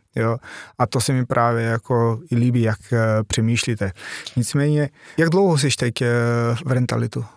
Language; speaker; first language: Czech; non-native, fluent; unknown